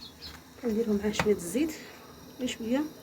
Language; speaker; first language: Arabic; native; Arabic